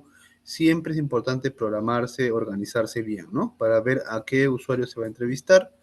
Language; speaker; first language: Spanish; native; Spanish